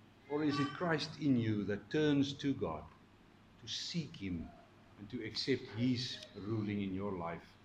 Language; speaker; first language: English; non-native, local second language; Afrikaans